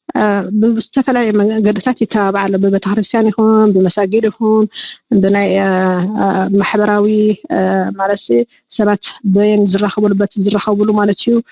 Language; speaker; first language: Tigrinya; native; Tigrinya